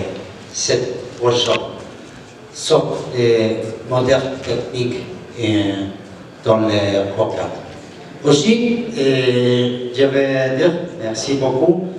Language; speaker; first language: French; non-native, learner; Spanish